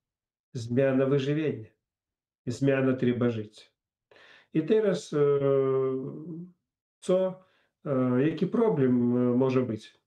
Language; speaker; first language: Polish; non-native, fluent; Russian